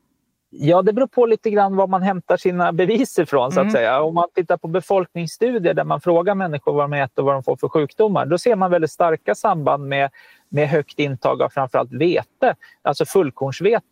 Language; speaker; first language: Swedish; native; Swedish